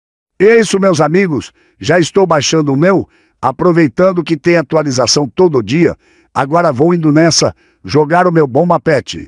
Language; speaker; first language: Portuguese; native; Portuguese